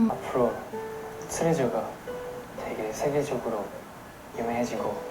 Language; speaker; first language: Korean; non-native, fluent; Japanese